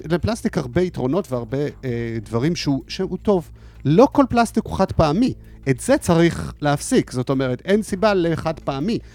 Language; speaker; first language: Hebrew; native; Hebrew